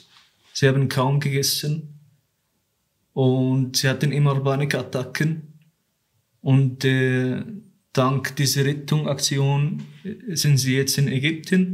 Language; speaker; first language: German; non-native, fluent; Arabic